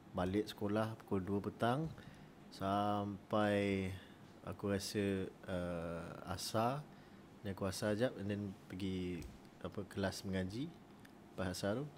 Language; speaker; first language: Malay; native; Malay